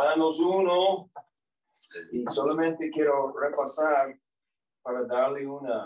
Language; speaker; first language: Spanish; non-native, fluent; English